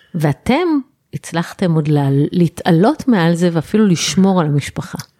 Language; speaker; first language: Hebrew; native; Hebrew